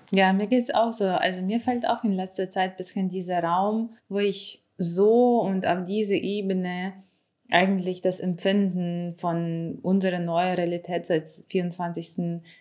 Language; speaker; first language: German; non-native, fluent; Ukrainian